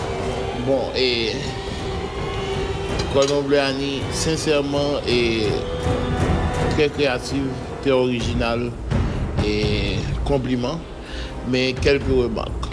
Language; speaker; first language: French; non-native, local second language; Haitian Creole